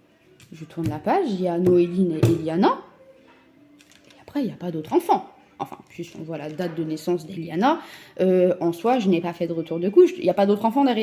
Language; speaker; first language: French; native; French